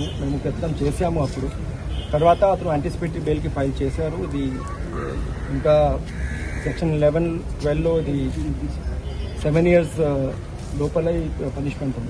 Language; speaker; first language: Telugu; non-native, learner; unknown